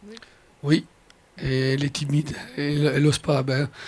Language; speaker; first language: French; native; French